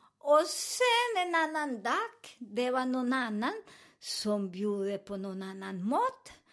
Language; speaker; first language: Swedish; non-native, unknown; Spanish